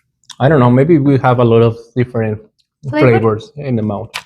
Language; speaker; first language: English; non-native, learner; Spanish